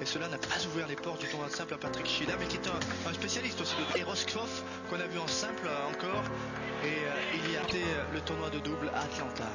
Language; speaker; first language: French; native; French